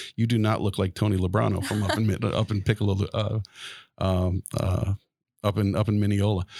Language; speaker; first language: English; native; English